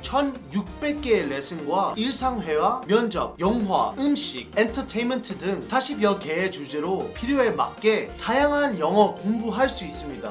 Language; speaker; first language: Korean; non-native, fluent; English